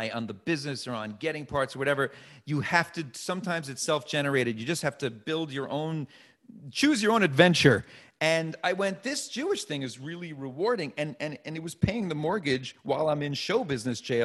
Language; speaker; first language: English; native; English